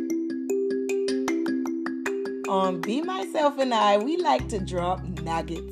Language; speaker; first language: English; native; English